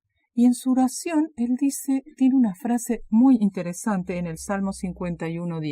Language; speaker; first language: Spanish; native; Spanish